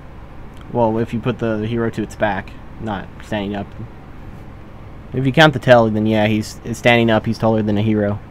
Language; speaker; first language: English; native; English